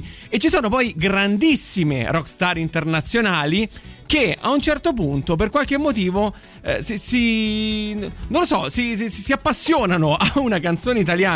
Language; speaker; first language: Italian; native; Italian